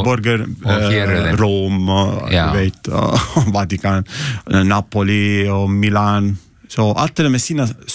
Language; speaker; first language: Icelandic; non-native, learner; Italian